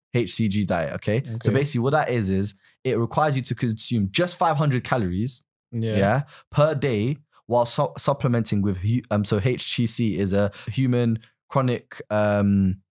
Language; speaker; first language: English; native; English